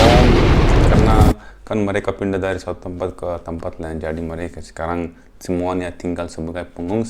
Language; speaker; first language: Indonesian; non-native, fluent; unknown